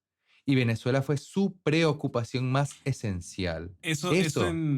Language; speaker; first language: Spanish; native; Spanish